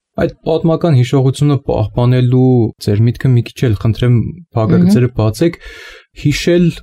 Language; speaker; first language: Armenian; native; Armenian